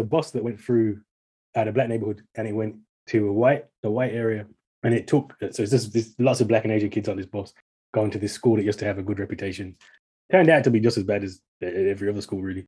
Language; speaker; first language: English; native; English